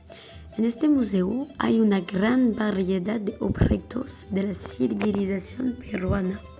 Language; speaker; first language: Spanish; non-native, learner; French